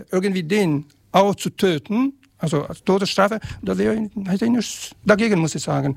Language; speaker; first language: German; non-native, fluent; Serbian